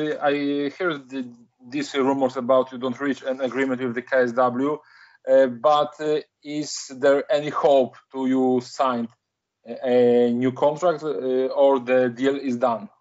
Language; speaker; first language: English; non-native, learner; Polish